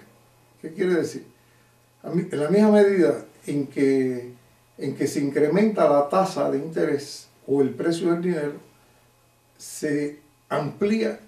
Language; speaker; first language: Spanish; native; Spanish